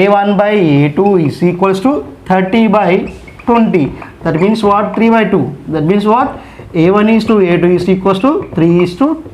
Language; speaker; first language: English; non-native, local second language; Telugu